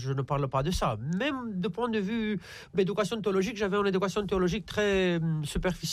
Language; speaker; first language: French; non-native, fluent; Romanian